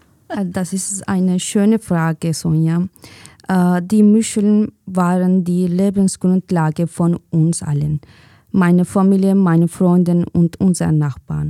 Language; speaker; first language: German; non-native, fluent; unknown